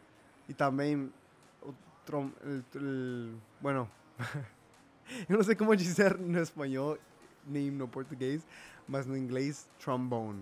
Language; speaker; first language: Portuguese; non-native, fluent; Spanish